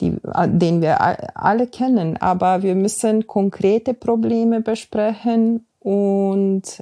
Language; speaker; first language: German; non-native, fluent; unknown